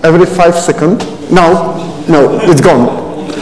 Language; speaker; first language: English; non-native, fluent; Czech